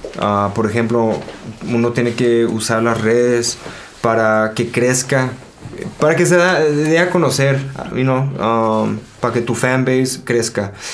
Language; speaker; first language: Spanish; early bilingual, heritage; Spanish